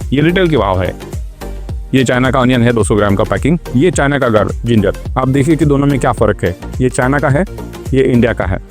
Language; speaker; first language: Hindi; non-native, local second language; Marathi